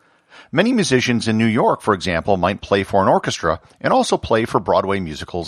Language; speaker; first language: English; native; English